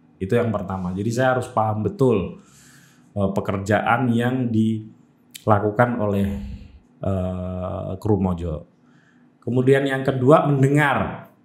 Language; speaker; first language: Indonesian; native; Indonesian